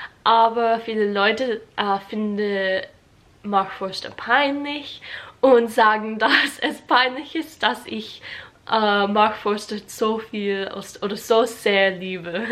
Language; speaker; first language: German; non-native, learner; English